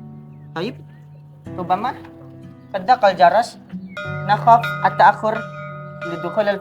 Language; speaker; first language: Arabic; non-native, learner; Indonesian